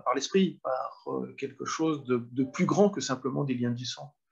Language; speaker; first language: French; native; French